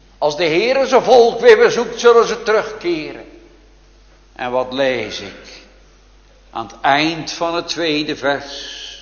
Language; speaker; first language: Dutch; native; Dutch